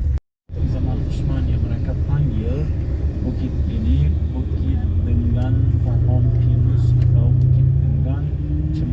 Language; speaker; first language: Indonesian; non-native, fluent; Turkish